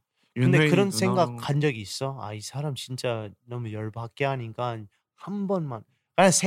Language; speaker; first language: Korean; early bilingual, heritage; English